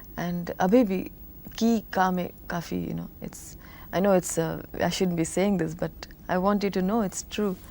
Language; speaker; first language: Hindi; non-native, local second language; Tamil